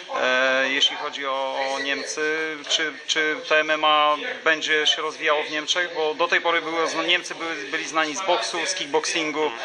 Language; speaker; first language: Polish; native; Polish